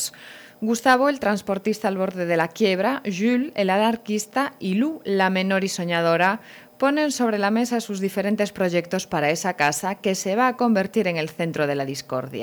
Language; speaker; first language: Spanish; native; Spanish